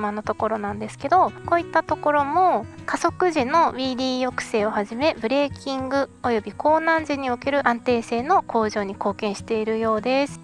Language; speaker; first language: Japanese; native; Japanese